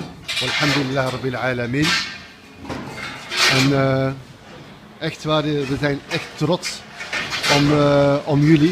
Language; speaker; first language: Dutch; non-native, learner; French